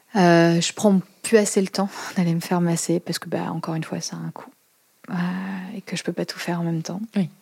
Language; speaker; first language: French; native; French